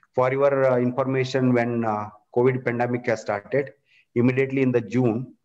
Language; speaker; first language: English; non-native, local second language; Kannada